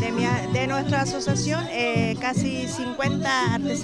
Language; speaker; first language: Spanish; non-native, local second language; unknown